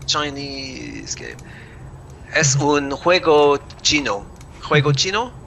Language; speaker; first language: Spanish; non-native, learner; English